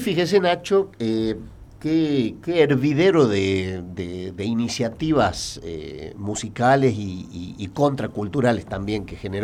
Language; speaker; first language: Spanish; native; Spanish